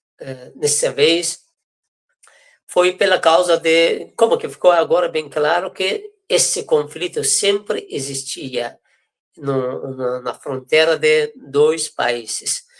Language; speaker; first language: Portuguese; non-native, fluent; Persian